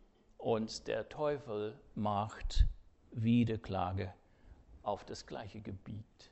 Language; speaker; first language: German; non-native, fluent; English